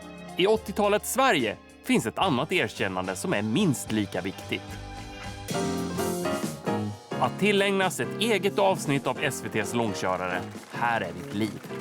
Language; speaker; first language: Swedish; native; Swedish